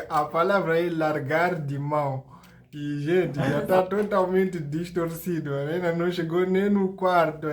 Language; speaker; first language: Portuguese; native; Portuguese